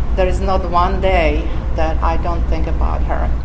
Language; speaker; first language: English; non-native, fluent; Slovak